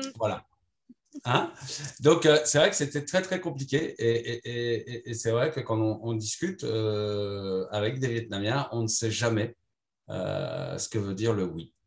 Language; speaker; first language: French; native; French